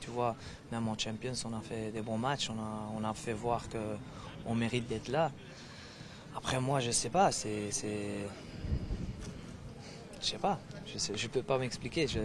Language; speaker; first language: French; non-native, fluent; Dutch